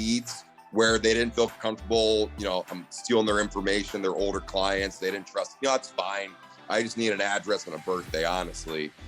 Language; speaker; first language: English; native; English